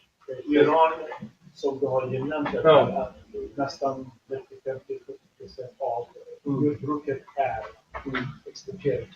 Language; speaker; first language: Swedish; non-native, fluent; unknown